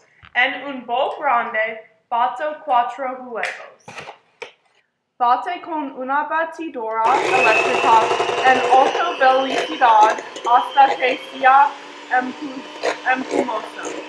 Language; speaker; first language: Spanish; non-native, learner; English